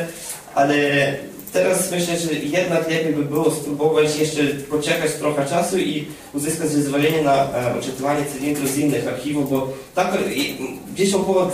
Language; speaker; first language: Polish; non-native, fluent; Ukrainian